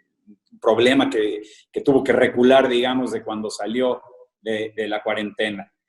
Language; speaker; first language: Spanish; native; Spanish